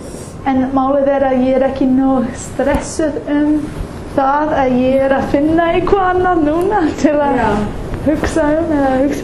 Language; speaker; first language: Icelandic; non-native, learner; English